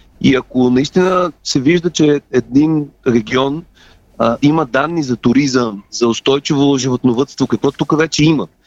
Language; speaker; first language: Bulgarian; native; Bulgarian